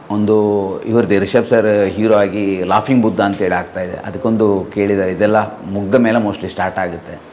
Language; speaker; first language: Kannada; non-native, local second language; Malayalam